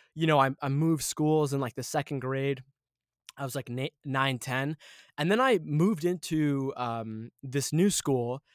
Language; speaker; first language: English; early bilingual, other home language; Arabic